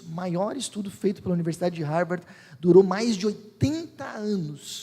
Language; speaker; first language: Portuguese; native; Portuguese